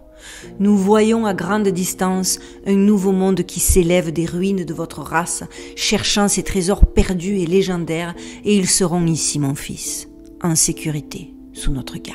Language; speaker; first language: French; native; French